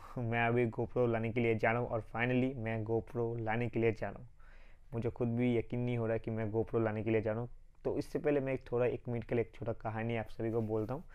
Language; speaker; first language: Hindi; non-native, local second language; Bangla